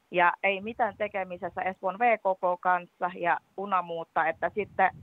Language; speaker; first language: Finnish; non-native, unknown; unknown